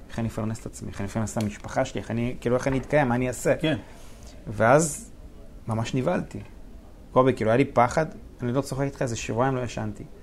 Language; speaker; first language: Hebrew; early bilingual, other home language; Russian